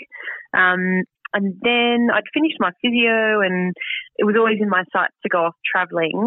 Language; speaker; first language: English; native; English